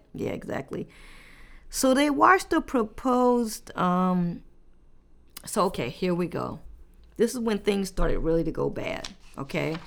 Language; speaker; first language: English; native; English